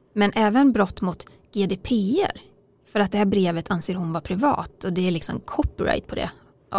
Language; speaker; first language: Swedish; native; Swedish